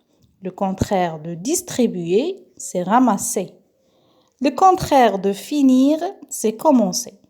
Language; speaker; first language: French; non-native, local second language; Arabic